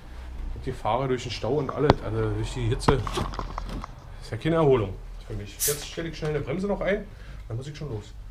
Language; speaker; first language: German; native; German